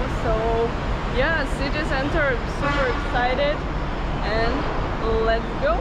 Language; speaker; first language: English; non-native, fluent; Ukrainian